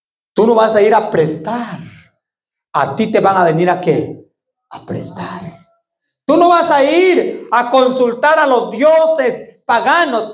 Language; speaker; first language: Spanish; native; Spanish